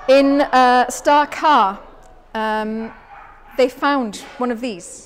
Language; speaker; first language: English; native; English